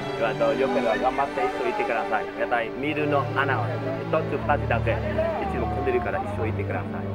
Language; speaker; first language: Japanese; non-native, learner; Vietnamese